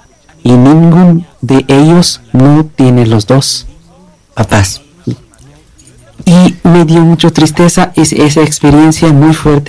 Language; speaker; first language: Spanish; non-native, learner; Bangla